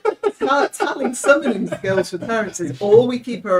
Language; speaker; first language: English; native; English